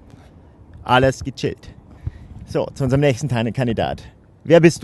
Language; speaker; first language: German; native; German